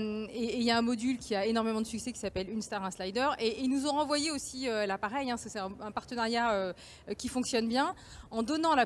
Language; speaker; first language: French; native; French